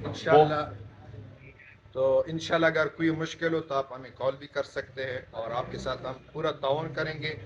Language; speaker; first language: Hindi; non-native, local second language; Pashto